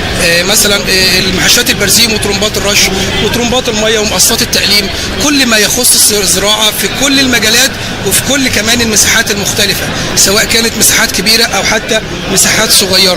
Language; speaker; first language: Arabic; native; Arabic